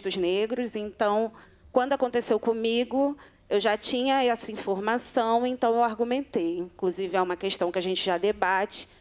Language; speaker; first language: Portuguese; native; Portuguese